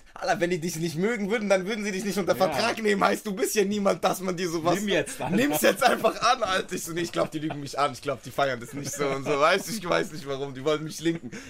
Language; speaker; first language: German; native; German